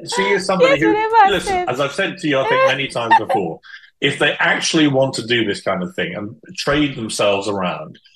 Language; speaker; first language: English; native; English